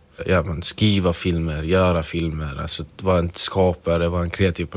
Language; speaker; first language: Swedish; non-native, fluent; Arabic